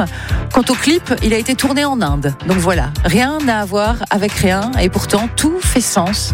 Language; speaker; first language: French; native; French